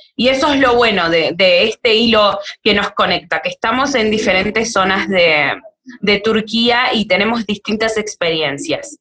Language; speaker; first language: Spanish; native; Spanish